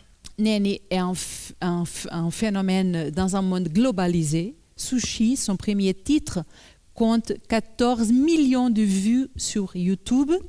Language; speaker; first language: French; non-native, learner; Portuguese